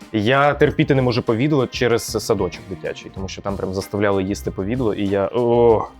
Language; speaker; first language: Ukrainian; native; Ukrainian